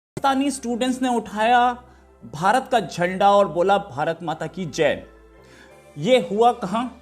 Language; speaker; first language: Hindi; native; Hindi